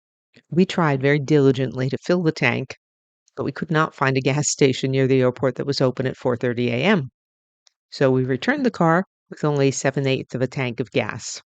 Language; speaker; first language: English; native; English